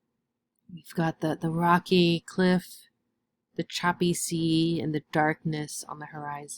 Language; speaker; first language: English; native; English